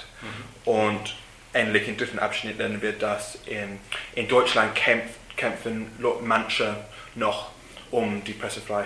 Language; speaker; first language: German; non-native, learner; English